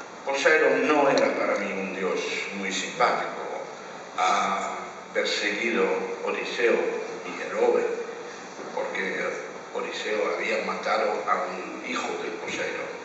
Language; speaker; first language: Spanish; non-native, fluent; Dutch